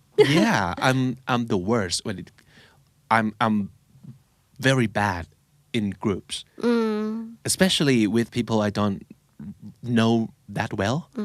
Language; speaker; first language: English; non-native, fluent; Thai